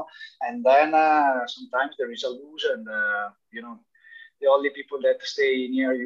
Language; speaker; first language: English; non-native, learner; Italian